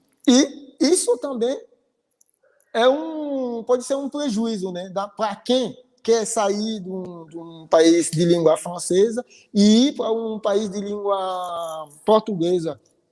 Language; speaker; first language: Portuguese; non-native, fluent; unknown